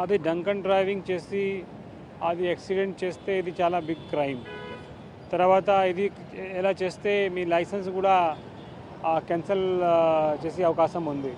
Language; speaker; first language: Telugu; non-native, local second language; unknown